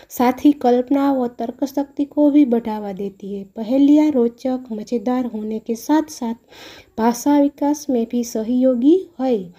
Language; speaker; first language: Hindi; non-native, local second language; Gujarati